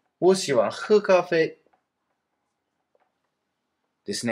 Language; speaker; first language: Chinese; non-native, fluent; Japanese